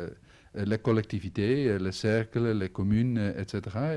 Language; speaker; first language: French; non-native, fluent; Dutch